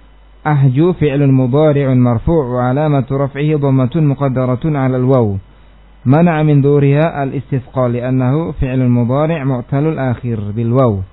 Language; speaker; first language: Arabic; non-native, fluent; Indonesian